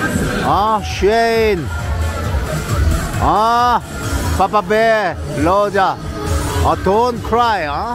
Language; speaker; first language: English; non-native, learner; Korean